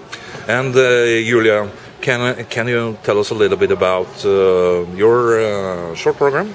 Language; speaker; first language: English; non-native, fluent; Norwegian